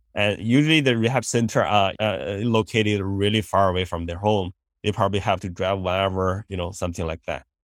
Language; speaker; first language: English; non-native, fluent; Chinese